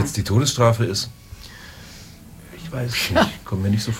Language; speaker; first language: German; native; German